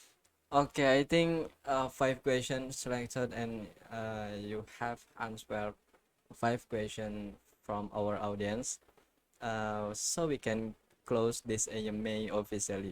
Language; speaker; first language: English; non-native, learner; Indonesian